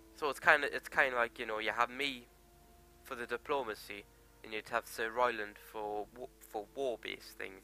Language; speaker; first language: English; native; English